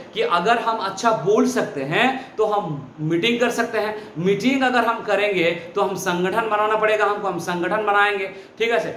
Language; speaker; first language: Hindi; non-native, local second language; Bangla